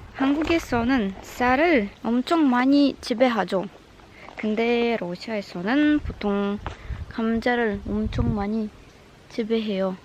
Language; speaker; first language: Korean; non-native, fluent; Russian